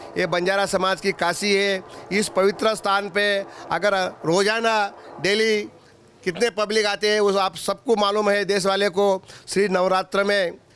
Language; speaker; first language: Hindi; non-native, local second language; Lambadi